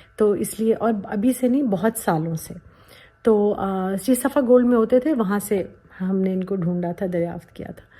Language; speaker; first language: Urdu; native; Urdu